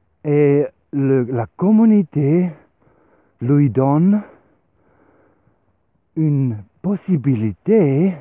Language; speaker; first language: French; non-native, learner; Swiss German